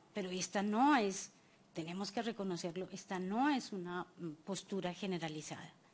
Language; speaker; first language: Spanish; native; Spanish